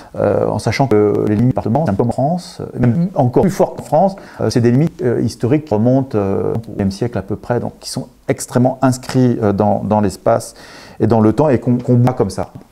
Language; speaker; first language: French; native; French